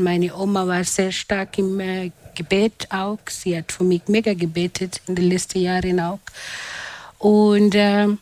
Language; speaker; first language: German; non-native, fluent; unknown